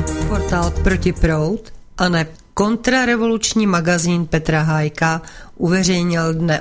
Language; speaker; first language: Czech; native; Czech